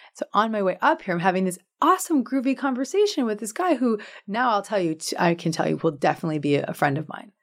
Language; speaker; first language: English; native; English